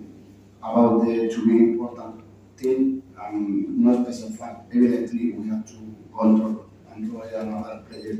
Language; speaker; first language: English; non-native, learner; Spanish